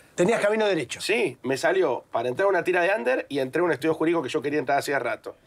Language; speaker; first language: Spanish; native; Spanish